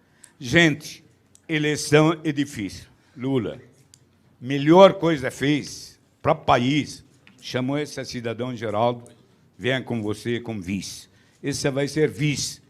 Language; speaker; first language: Portuguese; non-native, fluent; Arabic